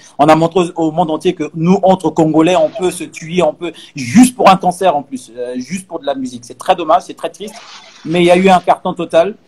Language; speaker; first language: French; non-native, local second language; Lingala